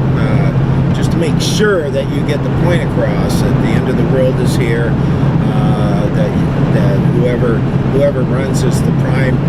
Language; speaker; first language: English; native; English